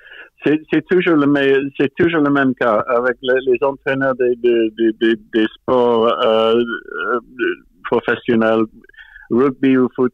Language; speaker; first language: French; non-native, fluent; English